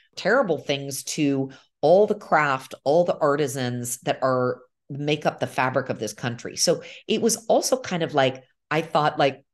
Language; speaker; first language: English; native; English